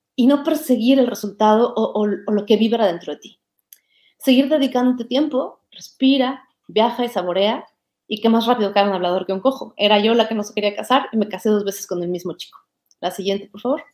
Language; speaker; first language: Spanish; native; Spanish